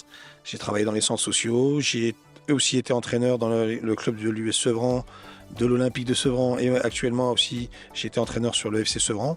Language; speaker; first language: French; native; French